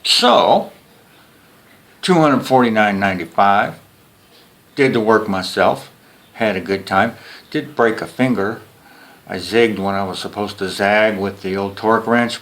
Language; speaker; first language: English; native; English